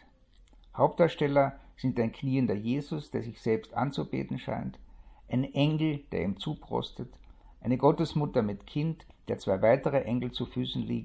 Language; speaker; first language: German; native; German